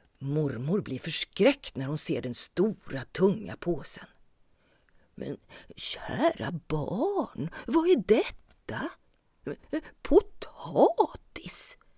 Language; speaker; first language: Swedish; native; Swedish